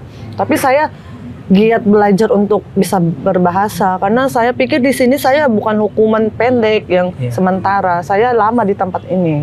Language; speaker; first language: Indonesian; non-native, fluent; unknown